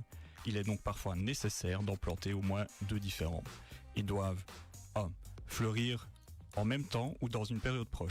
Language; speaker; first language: French; native; French